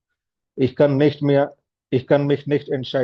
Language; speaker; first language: German; non-native, fluent; Hindi